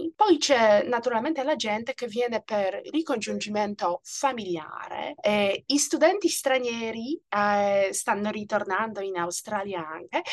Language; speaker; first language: Italian; non-native, fluent; Polish